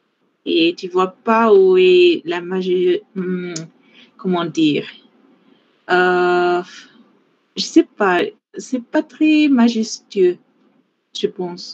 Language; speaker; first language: French; non-native, fluent; Spanish